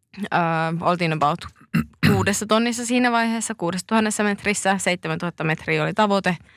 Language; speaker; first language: Finnish; native; Finnish